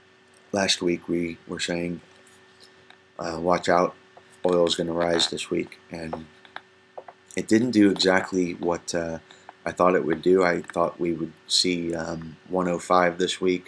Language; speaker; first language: English; native; English